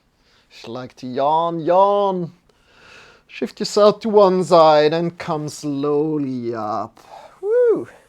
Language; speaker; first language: English; non-native, fluent; German